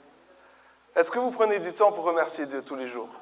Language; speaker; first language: French; native; French